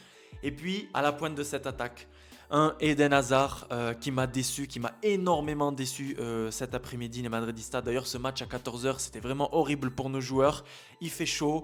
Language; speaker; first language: French; native; French